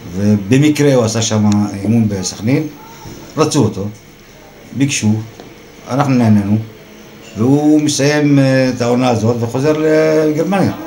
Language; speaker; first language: Hebrew; non-native, local second language; Arabic